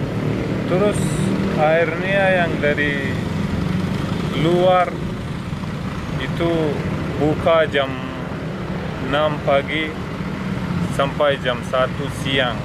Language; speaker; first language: Indonesian; non-native, learner; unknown